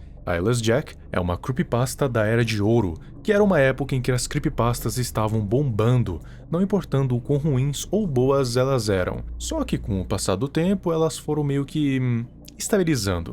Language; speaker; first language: Portuguese; native; Portuguese